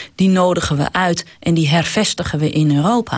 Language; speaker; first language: Dutch; native; Dutch